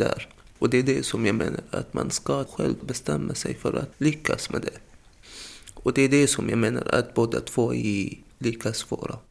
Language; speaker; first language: Swedish; non-native, fluent; Arabic